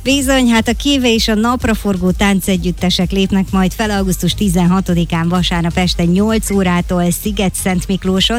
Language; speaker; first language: Hungarian; native; Hungarian